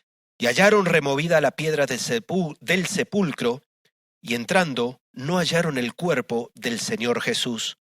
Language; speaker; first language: Spanish; native; Spanish